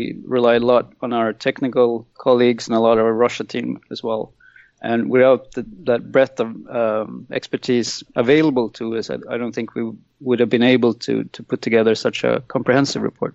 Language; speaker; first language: English; non-native, fluent; Swedish